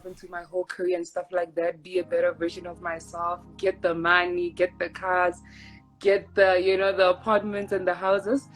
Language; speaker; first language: English; non-native, local second language; Tswana